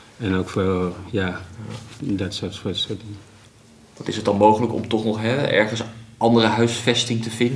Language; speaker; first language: Dutch; non-native, learner; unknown